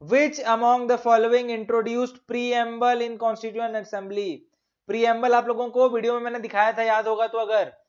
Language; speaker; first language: Hindi; native; Hindi